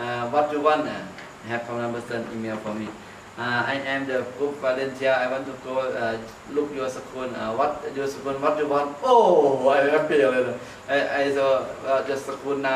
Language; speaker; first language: English; non-native, learner; Thai